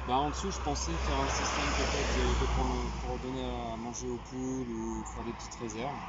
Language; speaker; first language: French; native; French